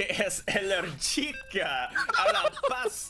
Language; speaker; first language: Spanish; non-native, learner; English